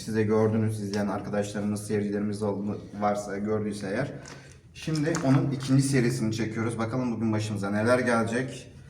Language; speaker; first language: Turkish; native; Turkish